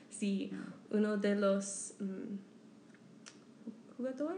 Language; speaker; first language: Spanish; non-native, learner; English